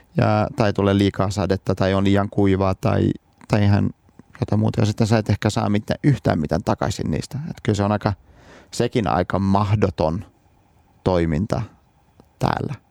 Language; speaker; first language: Finnish; non-native, local second language; Swedish